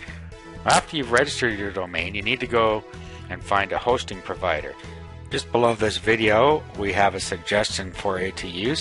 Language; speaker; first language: English; native; English